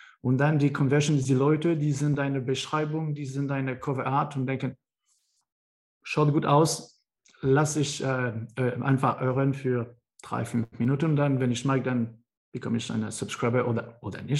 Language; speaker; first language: German; non-native, learner; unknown